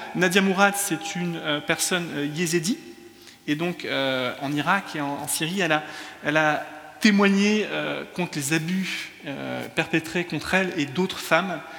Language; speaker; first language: French; early bilingual, other home language; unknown